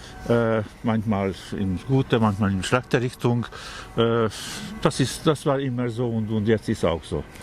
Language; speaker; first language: German; non-native, fluent; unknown